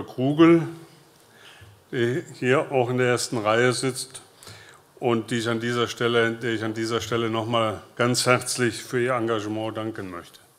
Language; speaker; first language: German; native; German